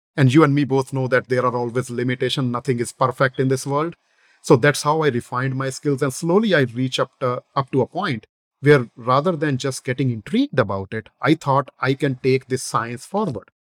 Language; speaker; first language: English; non-native, local second language; Hindi